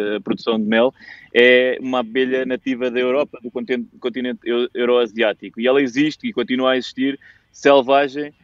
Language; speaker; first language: Portuguese; native; Portuguese